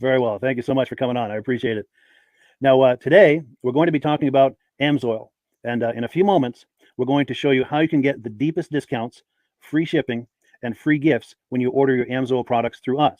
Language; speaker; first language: English; native; English